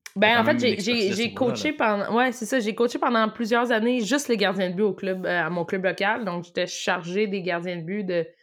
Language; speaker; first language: French; native; French